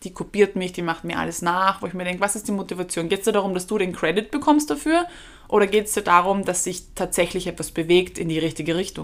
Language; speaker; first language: German; native; German